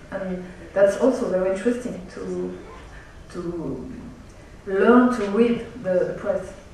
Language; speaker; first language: English; non-native, fluent; French